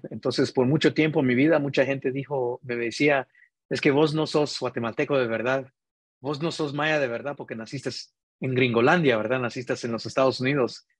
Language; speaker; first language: Spanish; early bilingual, heritage; Spanish